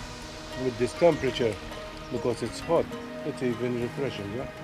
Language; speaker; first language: English; non-native, local second language; Maltese